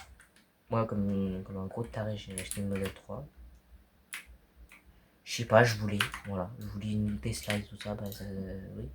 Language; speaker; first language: French; native; French